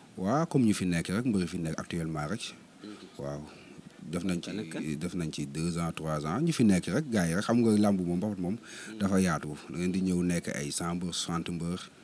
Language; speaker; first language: Wolof; non-native, local second language; Serer